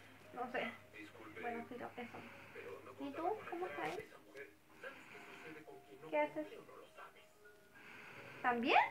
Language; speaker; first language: Spanish; native; Spanish